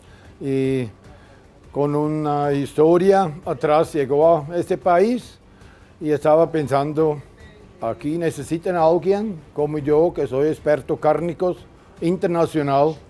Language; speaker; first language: Spanish; non-native, fluent; German